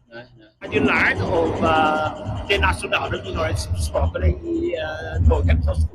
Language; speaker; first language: Norwegian; non-native, learner; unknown